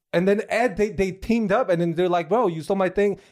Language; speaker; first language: English; non-native, fluent; Chinese